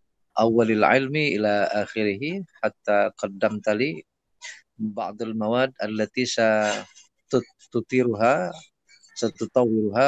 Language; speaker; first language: Arabic; non-native, fluent; Indonesian